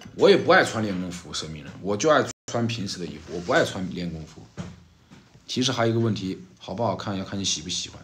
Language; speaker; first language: Chinese; native; Chinese